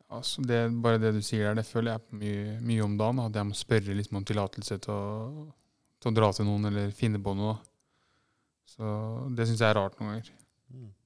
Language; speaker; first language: Norwegian; native; Norwegian